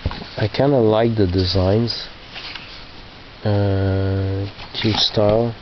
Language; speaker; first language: English; non-native, local second language; French